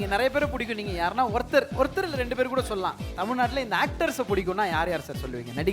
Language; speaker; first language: Tamil; native; Tamil